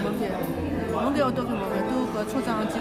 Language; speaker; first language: Korean; non-native, learner; Chinese